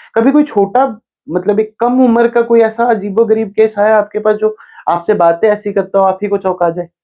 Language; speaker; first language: Hindi; native; Hindi